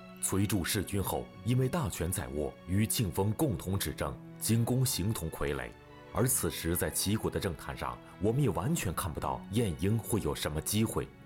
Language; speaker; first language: Chinese; native; Chinese